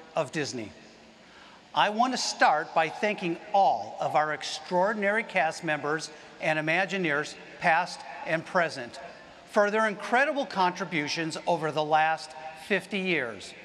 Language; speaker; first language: English; native; English